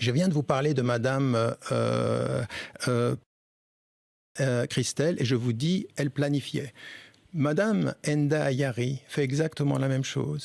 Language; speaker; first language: French; early bilingual, other home language; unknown